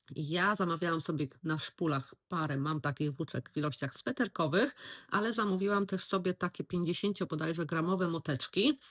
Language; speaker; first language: Polish; native; Polish